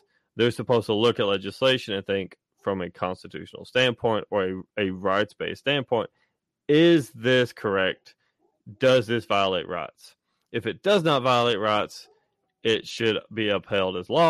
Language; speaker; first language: English; native; English